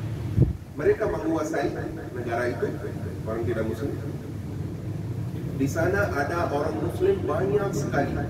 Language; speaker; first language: Indonesian; non-native, fluent; Urdu